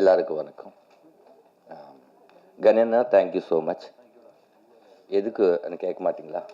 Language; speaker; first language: Tamil; non-native, learner; Telugu